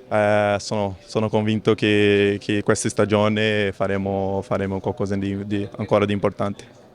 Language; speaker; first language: Italian; non-native, fluent; Portuguese